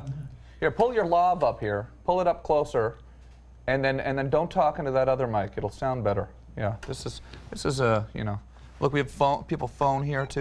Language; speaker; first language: English; native; English